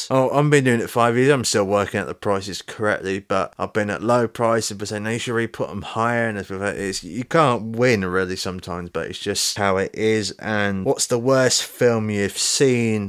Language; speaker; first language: English; native; English